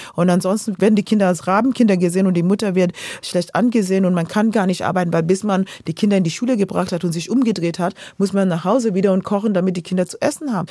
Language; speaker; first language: German; non-native, fluent; Luo (Kenya and Tanzania)